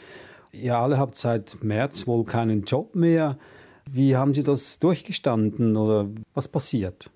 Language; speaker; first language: German; native; German